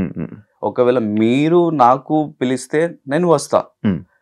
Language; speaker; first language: Telugu; non-native, local second language; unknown